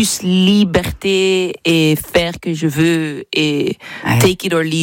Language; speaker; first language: French; non-native, learner; English